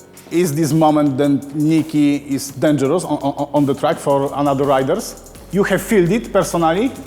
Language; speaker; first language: English; non-native, learner; Polish